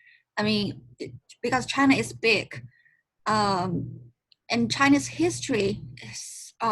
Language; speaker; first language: English; non-native, learner; Chinese